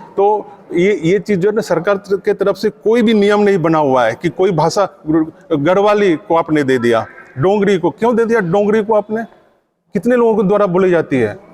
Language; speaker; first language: Hindi; non-native, local second language; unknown